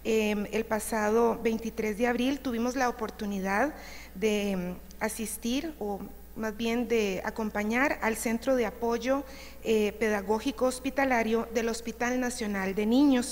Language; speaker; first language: Spanish; native; Spanish